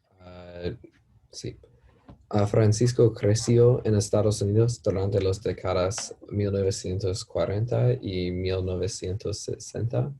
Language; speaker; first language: Spanish; non-native, learner; English